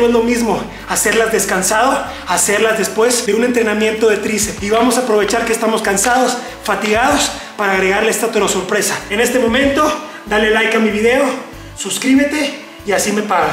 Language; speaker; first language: Spanish; native; Spanish